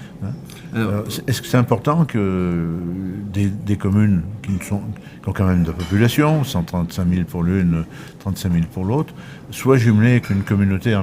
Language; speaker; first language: French; native; French